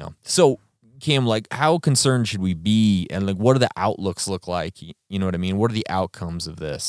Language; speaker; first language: English; native; English